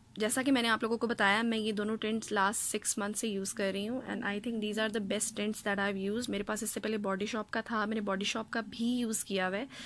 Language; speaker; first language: Urdu; native; Urdu